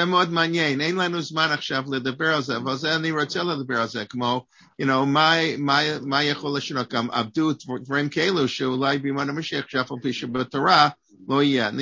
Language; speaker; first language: Hebrew; non-native, fluent; English